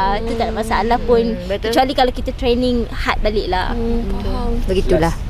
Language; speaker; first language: Malay; native; Malay